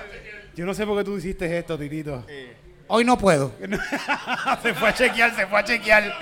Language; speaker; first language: Spanish; native; Spanish